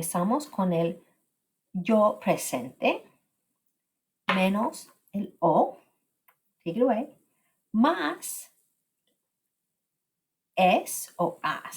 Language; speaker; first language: Spanish; non-native, fluent; English